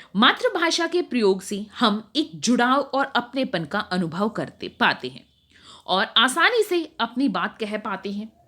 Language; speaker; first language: Hindi; native; Hindi